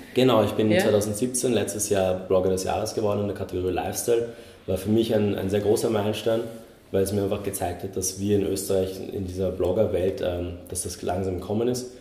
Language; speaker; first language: German; native; German